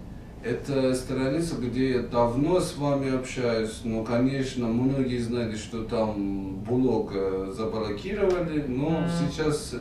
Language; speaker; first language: Russian; non-native, fluent; Persian